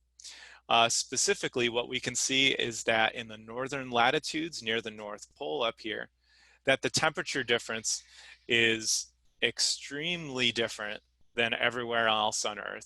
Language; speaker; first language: English; native; English